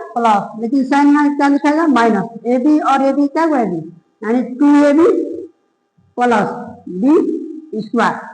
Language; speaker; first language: Hindi; native; Hindi